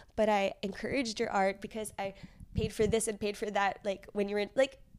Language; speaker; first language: English; native; English